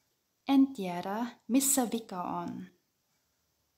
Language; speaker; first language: Finnish; non-native, fluent; German